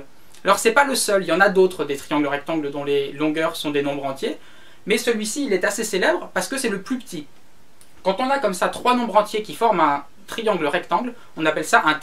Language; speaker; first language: French; native; French